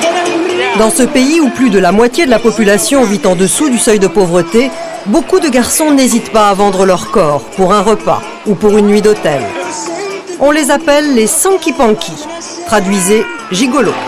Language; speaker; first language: French; native; French